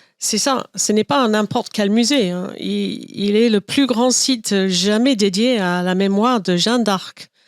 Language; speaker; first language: French; non-native, fluent; English